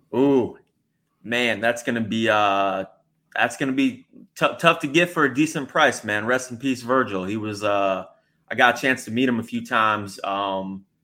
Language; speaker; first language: English; native; English